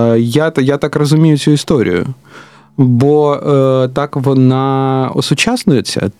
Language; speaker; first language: Ukrainian; non-native, local second language; Russian